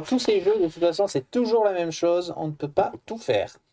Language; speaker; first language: French; native; French